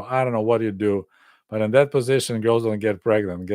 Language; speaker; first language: English; non-native, fluent; Russian